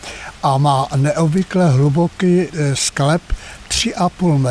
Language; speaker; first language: Czech; native; Czech